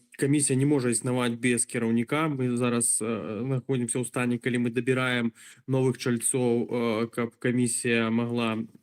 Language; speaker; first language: Belarusian; non-native, local second language; Russian